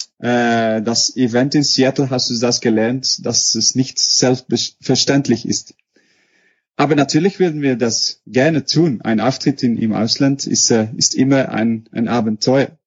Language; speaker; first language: German; non-native, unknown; Dutch